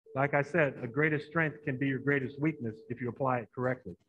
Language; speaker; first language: English; native; English